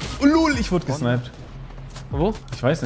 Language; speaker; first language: German; native; German